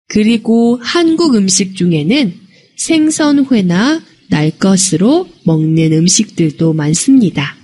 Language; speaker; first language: Korean; non-native, fluent; Chinese